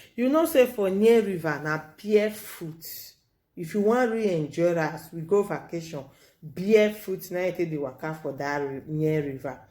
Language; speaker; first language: Nigerian Pidgin; native; Nigerian Pidgin